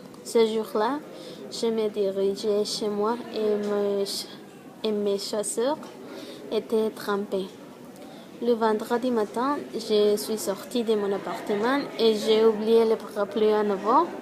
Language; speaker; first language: French; non-native, learner; Spanish